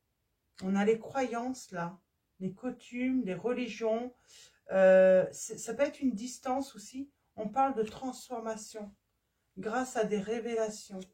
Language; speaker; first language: French; native; French